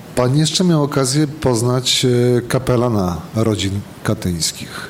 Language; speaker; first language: Polish; native; Polish